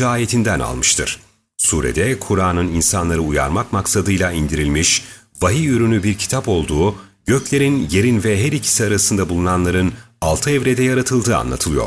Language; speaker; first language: Turkish; native; Turkish